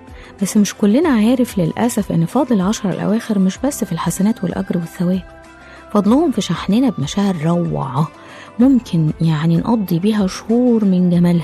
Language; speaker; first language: Arabic; native; Arabic